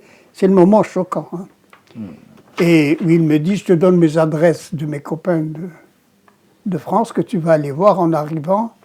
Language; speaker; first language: French; non-native, local second language; Arabic